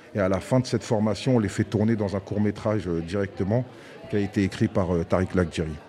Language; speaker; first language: French; native; French